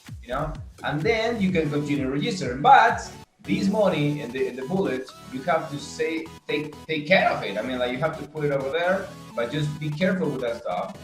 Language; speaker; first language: English; non-native, fluent; Spanish